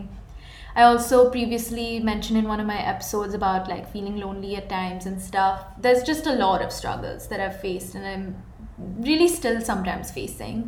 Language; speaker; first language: English; non-native, local second language; Hindi